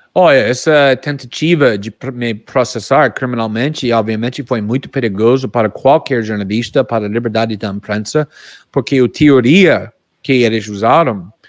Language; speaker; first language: Portuguese; non-native, fluent; English